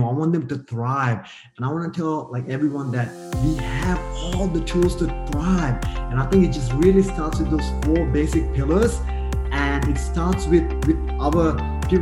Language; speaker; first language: English; non-native, fluent; Sinhala